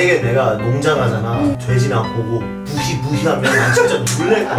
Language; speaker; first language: Korean; non-native, fluent; English